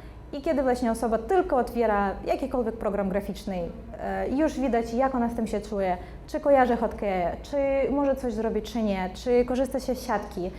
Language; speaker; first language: Polish; non-native, fluent; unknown